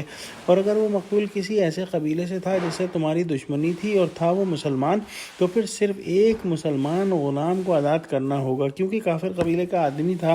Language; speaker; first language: Urdu; native; Urdu